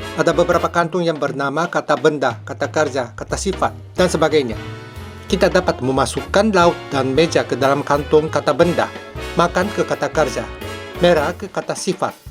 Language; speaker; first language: Indonesian; non-native, fluent; Japanese